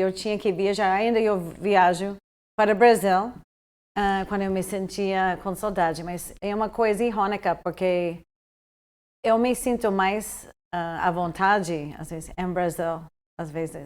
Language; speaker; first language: Portuguese; non-native, fluent; English